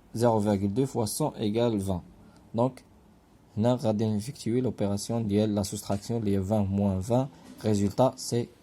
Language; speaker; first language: French; non-native, local second language; Arabic